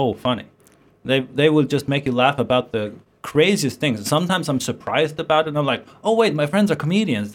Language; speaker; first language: English; non-native, fluent; Faroese